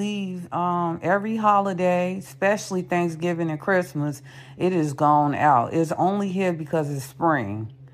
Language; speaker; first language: English; native; English